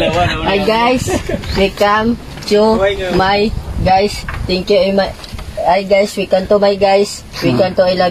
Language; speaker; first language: English; non-native, learner; Filipino